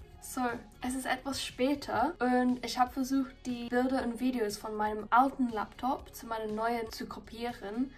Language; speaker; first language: German; non-native, fluent; English